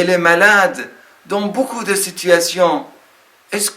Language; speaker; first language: French; non-native, fluent; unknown